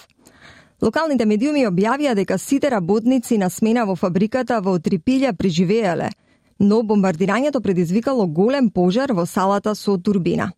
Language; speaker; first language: Macedonian; native; Macedonian